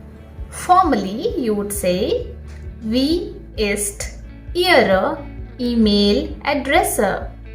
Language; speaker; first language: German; non-native, fluent; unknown